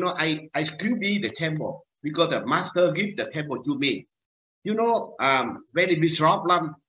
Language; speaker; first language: English; non-native, learner; Vietnamese